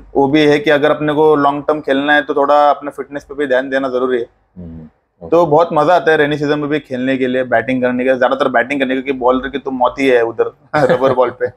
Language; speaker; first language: Hindi; non-native, local second language; Marathi